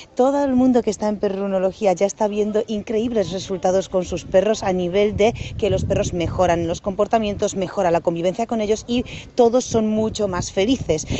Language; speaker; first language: Spanish; non-native, fluent; Polish